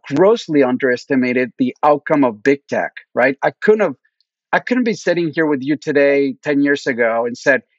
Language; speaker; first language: English; early bilingual, other home language; Spanish